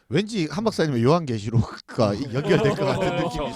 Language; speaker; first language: Korean; native; Korean